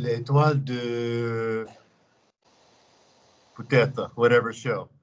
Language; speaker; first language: French; non-native, learner; English